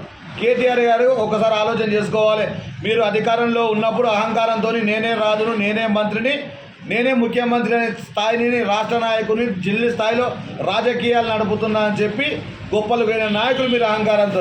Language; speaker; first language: Telugu; native; Telugu